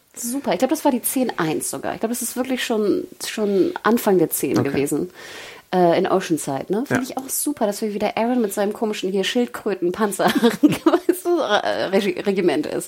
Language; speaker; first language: German; native; German